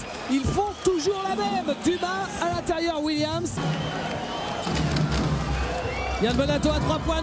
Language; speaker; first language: French; native; French